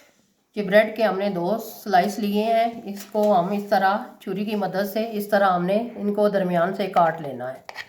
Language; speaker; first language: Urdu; non-native, local second language; Punjabi